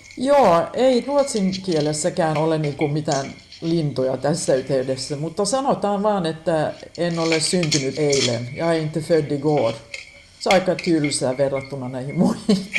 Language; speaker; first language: Finnish; non-native, local second language; Swedish